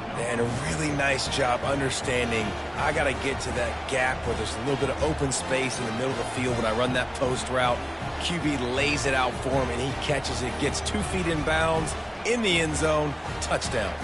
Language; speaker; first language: English; native; English